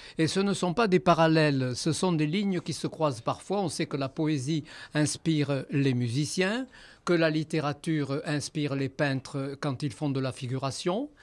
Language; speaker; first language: French; native; French